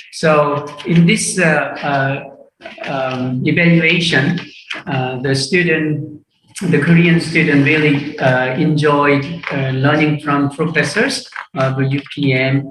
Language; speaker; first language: English; non-native, fluent; Korean